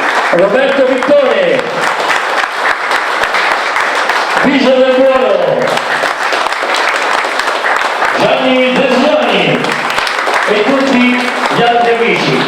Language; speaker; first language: Italian; native; Italian